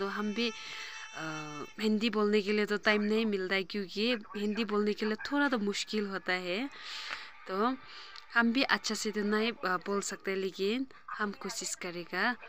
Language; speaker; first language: Hindi; non-native, local second language; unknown